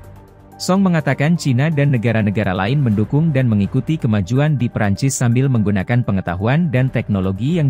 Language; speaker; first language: Indonesian; native; Indonesian